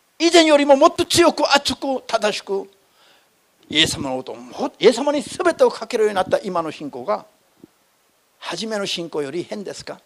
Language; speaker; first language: Japanese; non-native, fluent; Korean